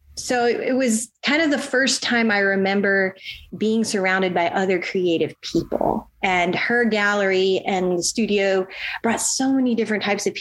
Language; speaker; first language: English; native; English